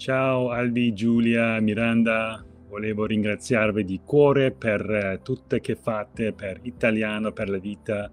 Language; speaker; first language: Italian; non-native, fluent; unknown